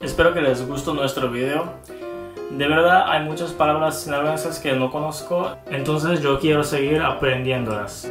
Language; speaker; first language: Spanish; non-native, fluent; Japanese